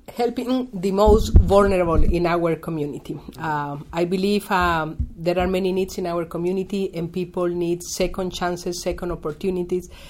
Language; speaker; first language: English; non-native, fluent; Spanish